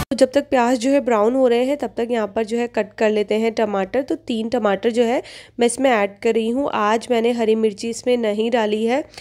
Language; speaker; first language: Hindi; native; Hindi